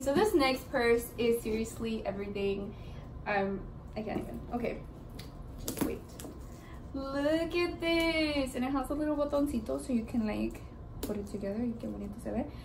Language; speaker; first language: English; early bilingual, other home language; Spanish